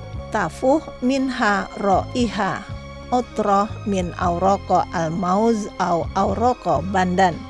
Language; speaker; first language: Arabic; non-native, fluent; Indonesian